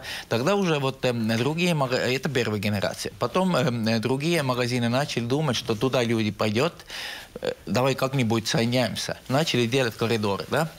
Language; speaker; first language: Russian; non-native, local second language; Estonian